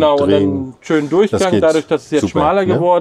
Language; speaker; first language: German; native; German